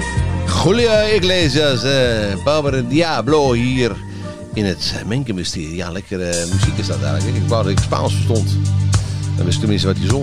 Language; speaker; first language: Dutch; native; Dutch